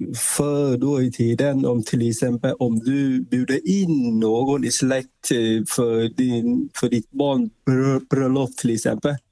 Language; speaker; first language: Swedish; non-native, fluent; Vietnamese